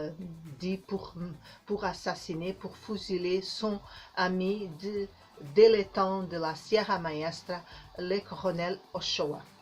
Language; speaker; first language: French; non-native, learner; Portuguese